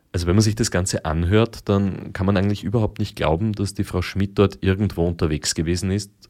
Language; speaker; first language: German; native; German